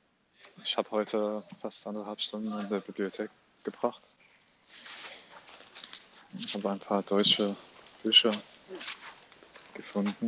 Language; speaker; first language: German; non-native, fluent; Arabic